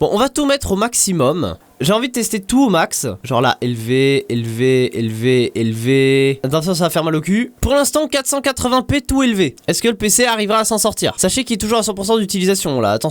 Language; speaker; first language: French; native; French